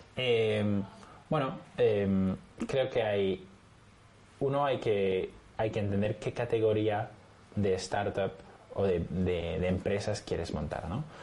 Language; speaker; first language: Spanish; non-native, fluent; French